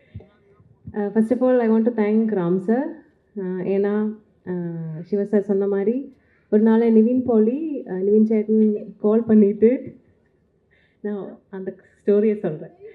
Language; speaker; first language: Tamil; non-native, learner; Malayalam